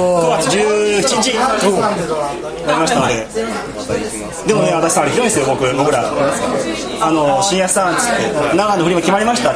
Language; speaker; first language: Japanese; native; Japanese